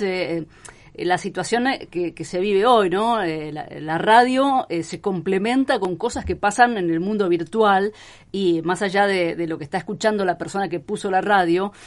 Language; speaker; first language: Spanish; native; Spanish